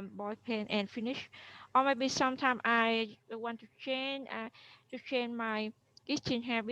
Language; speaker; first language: English; non-native, learner; Vietnamese